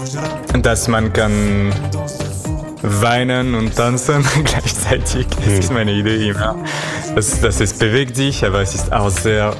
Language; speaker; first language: German; non-native, learner; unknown